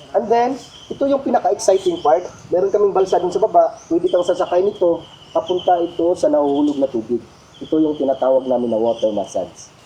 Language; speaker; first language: Filipino; non-native, local second language; Cebuano